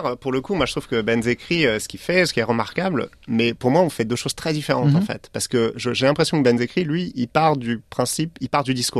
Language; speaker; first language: French; native; French